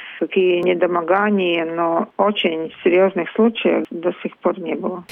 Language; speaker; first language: Russian; non-native, local second language; Latvian